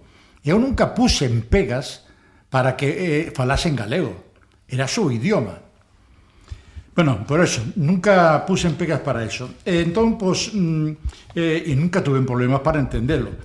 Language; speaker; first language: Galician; non-native, local second language; Spanish